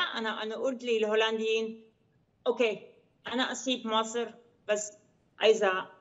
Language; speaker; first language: Arabic; non-native, learner; Dutch